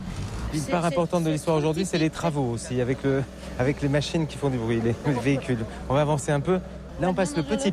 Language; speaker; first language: French; native; French